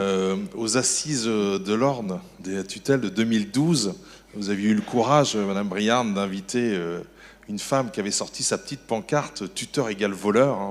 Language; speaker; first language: French; native; French